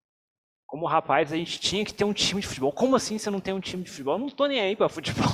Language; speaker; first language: Portuguese; native; Portuguese